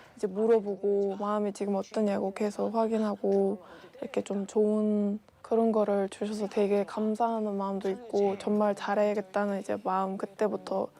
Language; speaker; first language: Korean; non-native, fluent; Mongolian